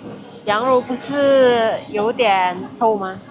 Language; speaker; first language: Chinese; non-native, fluent; Indonesian